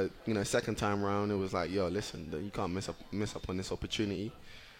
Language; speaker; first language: English; native; English